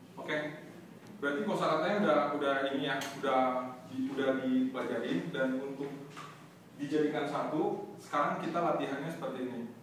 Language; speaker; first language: Indonesian; native; Indonesian